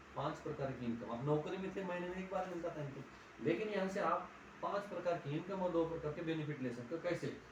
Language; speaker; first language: Hindi; non-native, local second language; Marathi